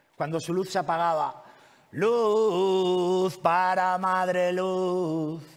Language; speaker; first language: Spanish; non-native, local second language; Catalan